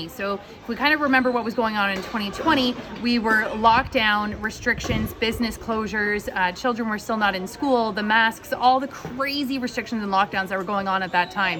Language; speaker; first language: English; native; English